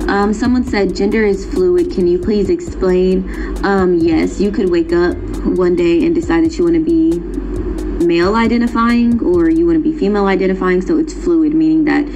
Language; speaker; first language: English; native; English